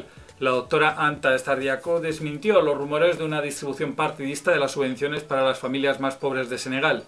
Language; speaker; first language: Spanish; native; Spanish